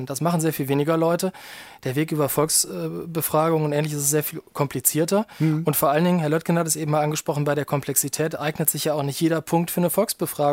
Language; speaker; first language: German; native; German